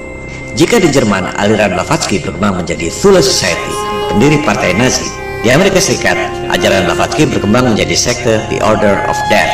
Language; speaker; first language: Indonesian; native; Indonesian